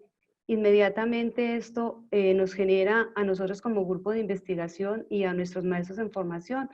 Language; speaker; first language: Spanish; native; Spanish